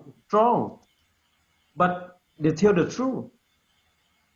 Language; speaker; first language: English; non-native, learner; Lao